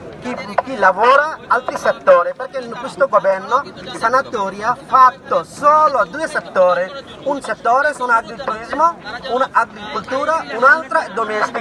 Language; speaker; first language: Italian; non-native, learner; Bangla